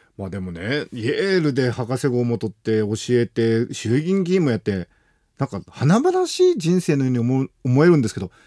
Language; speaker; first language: Japanese; native; Japanese